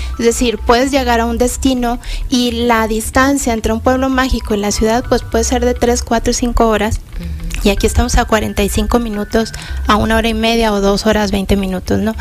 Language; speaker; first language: Spanish; native; Spanish